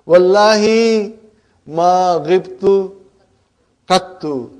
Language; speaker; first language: Arabic; non-native, fluent; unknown